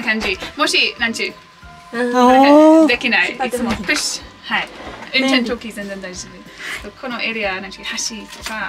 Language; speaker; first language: Japanese; non-native, learner; English